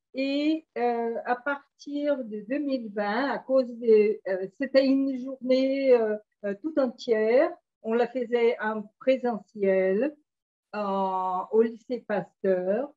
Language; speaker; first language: French; non-native, fluent; Portuguese